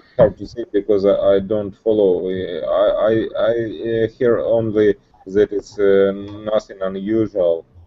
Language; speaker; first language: English; non-native, learner; Russian